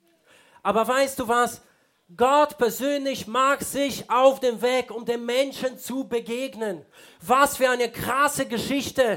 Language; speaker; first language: German; non-native, fluent; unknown